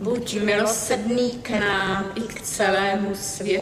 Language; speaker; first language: Czech; native; Czech